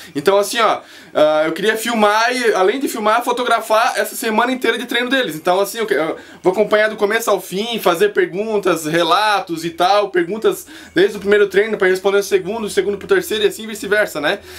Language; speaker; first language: Portuguese; native; Portuguese